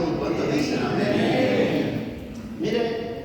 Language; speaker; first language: Spanish; native; Spanish